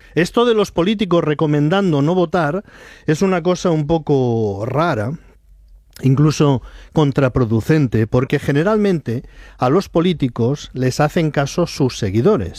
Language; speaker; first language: Spanish; native; Spanish